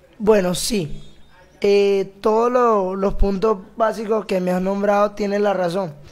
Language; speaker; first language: Spanish; native; Spanish